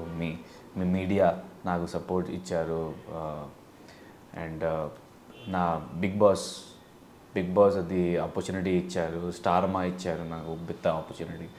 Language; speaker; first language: Telugu; non-native, learner; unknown